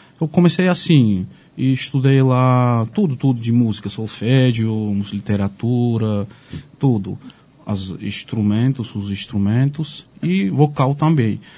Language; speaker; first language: Portuguese; non-native, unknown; Georgian